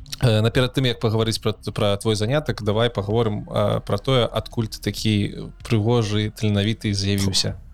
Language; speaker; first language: Belarusian; native; Belarusian